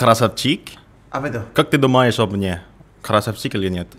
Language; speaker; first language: Russian; non-native, learner; Indonesian